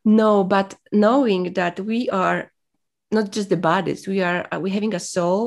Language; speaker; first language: English; non-native, fluent; Polish